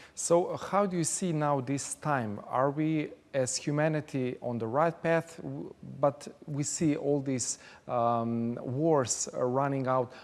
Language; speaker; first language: English; non-native, fluent; Slovenian